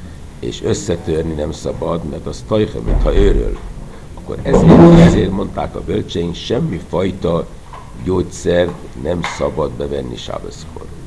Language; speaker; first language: Hungarian; non-native, fluent; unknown